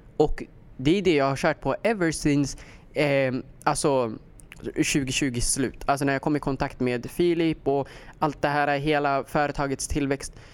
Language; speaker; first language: Swedish; early bilingual, other home language; Somali